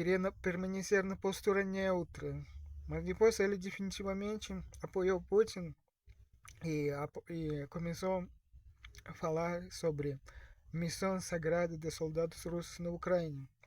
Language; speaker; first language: Portuguese; non-native, learner; Russian